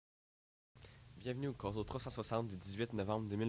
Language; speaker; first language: French; native; French